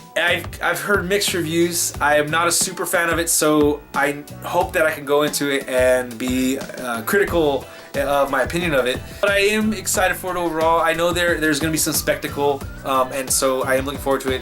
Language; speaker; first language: English; native; English